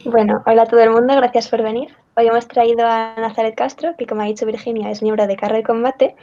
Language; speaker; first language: Spanish; native; Spanish